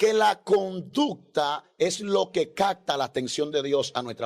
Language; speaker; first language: Spanish; native; Spanish